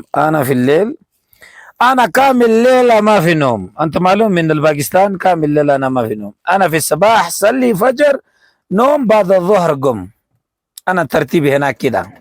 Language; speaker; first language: Arabic; non-native, learner; Urdu